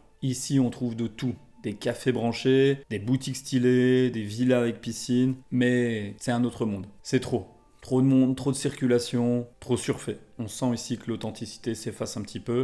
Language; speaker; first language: French; native; French